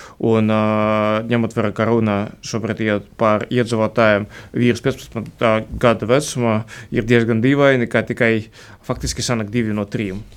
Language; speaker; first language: Latvian; non-native, fluent; Russian